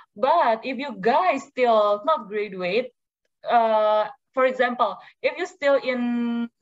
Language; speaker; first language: English; non-native, learner; Indonesian